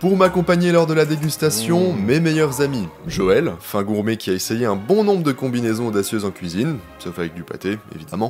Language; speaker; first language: French; native; French